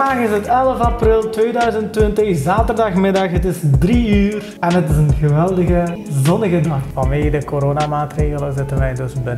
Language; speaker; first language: Dutch; early bilingual, other home language; Turkish